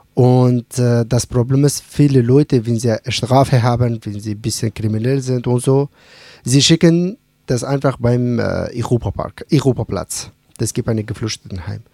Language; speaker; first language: German; non-native, learner; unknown